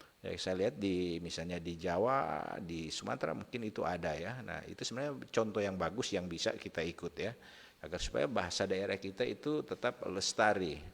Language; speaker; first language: Indonesian; native; Indonesian